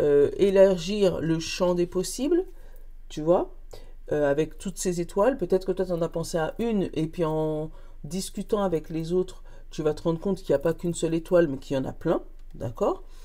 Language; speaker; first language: French; native; French